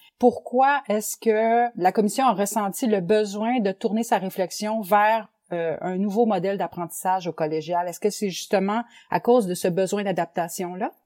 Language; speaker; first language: French; native; French